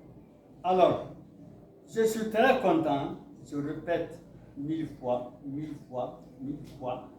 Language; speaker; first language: French; non-native, local second language; Mandingo